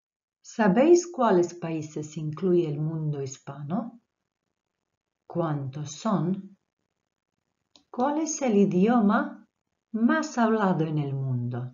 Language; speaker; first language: Spanish; non-native, fluent; Croatian